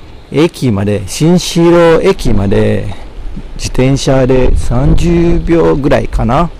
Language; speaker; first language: Japanese; non-native, learner; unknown